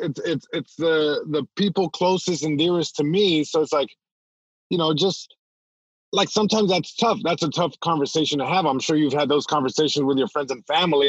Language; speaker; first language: English; early bilingual, other home language; Spanish